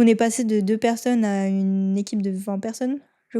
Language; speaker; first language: French; native; French